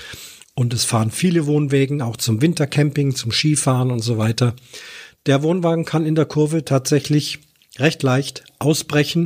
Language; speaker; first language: German; native; German